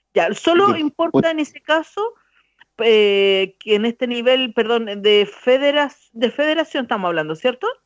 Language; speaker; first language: Spanish; native; Spanish